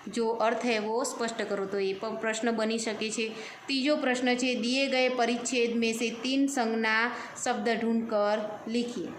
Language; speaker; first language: Hindi; non-native, local second language; Gujarati